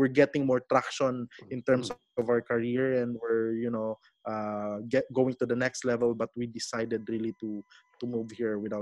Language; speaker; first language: English; non-native, local second language; Filipino